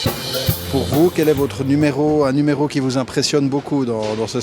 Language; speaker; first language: French; native; French